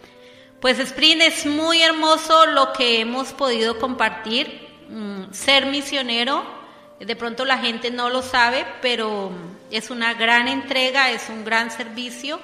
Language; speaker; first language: Spanish; native; Spanish